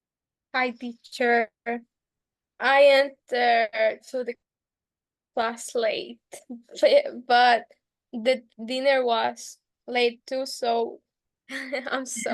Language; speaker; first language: English; non-native, learner; Spanish